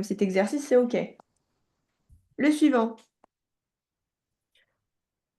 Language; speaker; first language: French; native; French